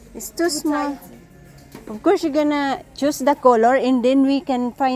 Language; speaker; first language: English; non-native, local second language; Filipino